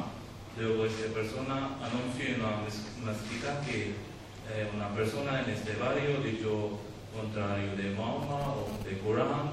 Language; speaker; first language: Spanish; non-native, learner; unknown